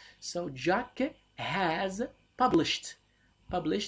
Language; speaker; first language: English; non-native, fluent; Arabic